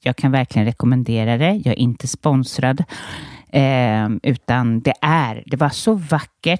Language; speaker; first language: Swedish; native; Swedish